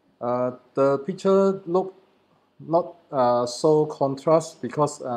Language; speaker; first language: English; non-native, learner; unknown